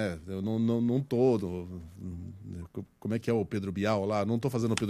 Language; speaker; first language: Portuguese; native; Portuguese